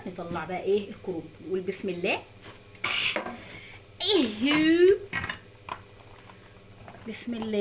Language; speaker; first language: Arabic; native; Arabic